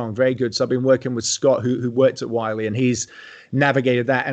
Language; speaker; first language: English; native; English